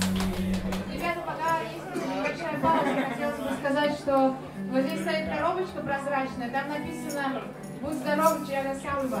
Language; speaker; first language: Russian; native; Russian